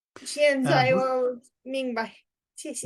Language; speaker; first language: Chinese; non-native, learner; Romanian